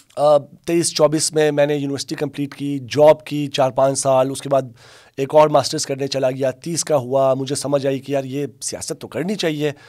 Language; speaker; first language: Urdu; non-native, local second language; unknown